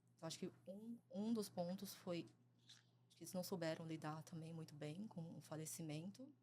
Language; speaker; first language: Portuguese; early bilingual, other home language; Chinese